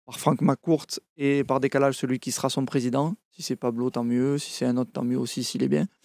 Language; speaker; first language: French; native; French